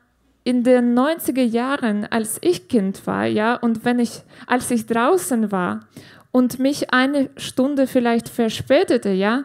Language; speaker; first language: German; non-native, fluent; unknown